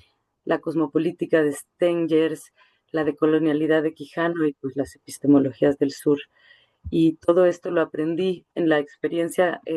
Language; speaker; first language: Spanish; native; Spanish